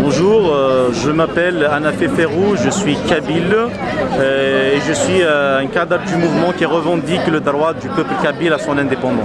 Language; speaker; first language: French; non-native, local second language; Kabyle